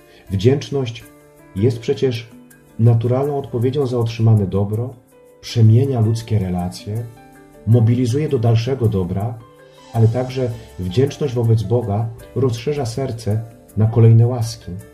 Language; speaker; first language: Polish; native; Polish